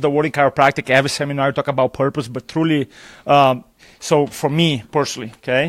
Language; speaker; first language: English; non-native, fluent; Portuguese